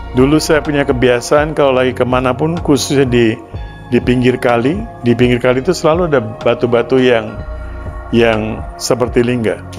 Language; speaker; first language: Indonesian; early bilingual, other home language; Sindhi